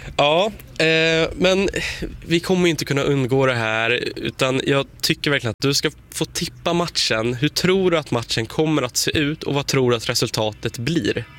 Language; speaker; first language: Swedish; native; Swedish